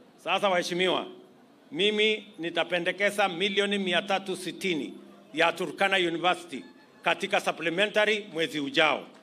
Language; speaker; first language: Swahili; non-native, local second language; Kalenjin